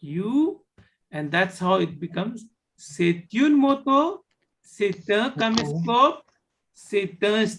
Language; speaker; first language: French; non-native, fluent; Hindi